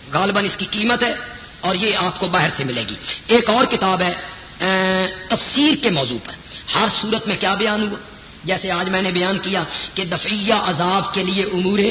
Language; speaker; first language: Urdu; non-native, local second language; Punjabi